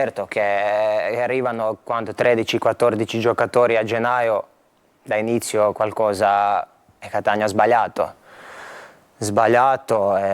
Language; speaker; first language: Italian; non-native, fluent; Croatian